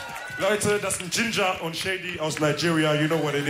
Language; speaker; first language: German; early bilingual, other home language; Wolof